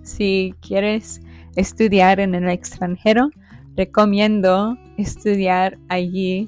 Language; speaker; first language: Spanish; non-native, fluent; English